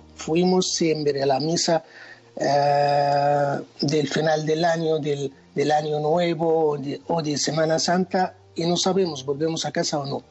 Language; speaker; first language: Spanish; non-native, fluent; Arabic